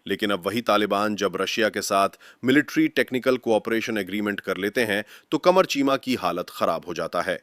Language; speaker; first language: Hindi; native; Hindi